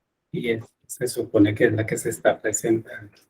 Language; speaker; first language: Spanish; native; Spanish